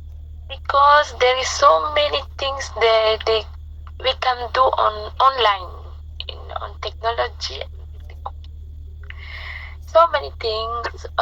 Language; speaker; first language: English; non-native, learner; French